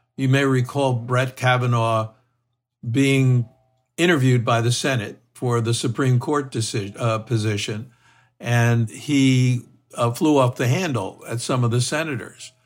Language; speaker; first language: English; native; English